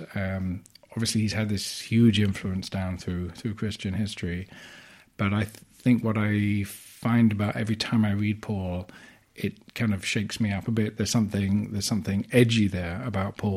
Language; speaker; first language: English; native; English